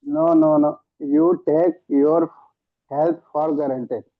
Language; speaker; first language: English; non-native, learner; Hindi